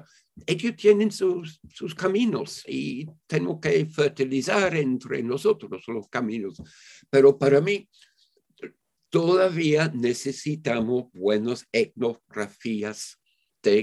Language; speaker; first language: Spanish; non-native, fluent; English